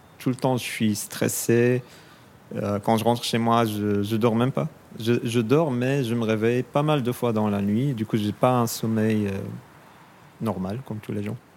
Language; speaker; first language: French; non-native, local second language; Arabic